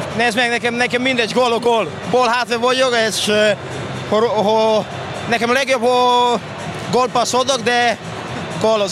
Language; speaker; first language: Hungarian; non-native, learner; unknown